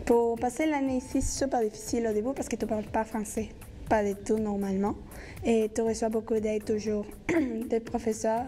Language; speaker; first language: French; non-native, learner; Spanish